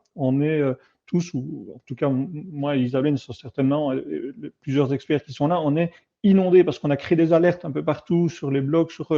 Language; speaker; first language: French; native; French